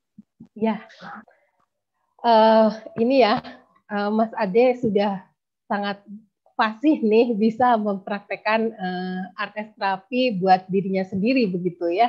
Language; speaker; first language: Indonesian; native; Indonesian